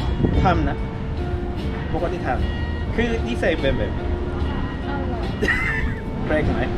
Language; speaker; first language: Thai; non-native, fluent; Korean